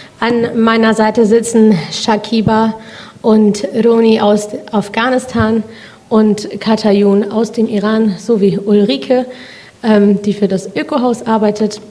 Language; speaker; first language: German; native; German